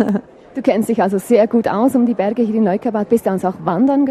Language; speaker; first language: German; native; German